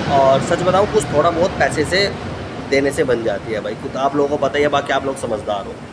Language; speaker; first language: Hindi; native; Hindi